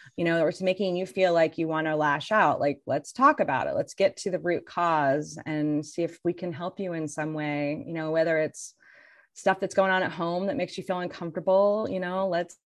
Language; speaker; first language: English; native; English